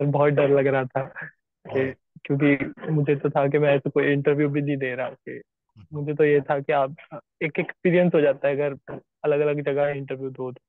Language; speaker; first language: Hindi; native; Hindi